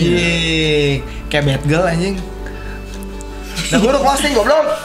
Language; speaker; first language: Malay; non-native, local second language; Sundanese